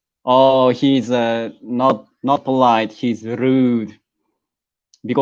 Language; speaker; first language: English; non-native, learner; Japanese